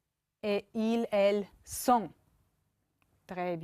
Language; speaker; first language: French; non-native, fluent; Romanian